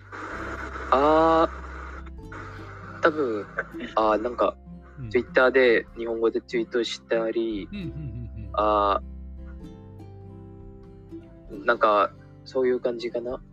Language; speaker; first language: Japanese; non-native, learner; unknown